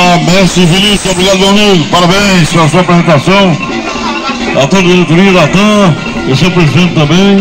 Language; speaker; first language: Portuguese; native; Portuguese